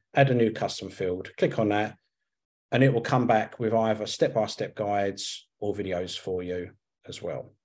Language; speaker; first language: English; native; English